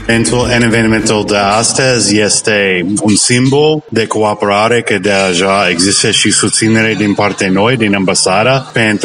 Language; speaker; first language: Romanian; non-native, learner; English